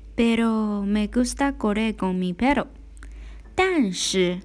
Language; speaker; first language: Spanish; non-native, learner; Chinese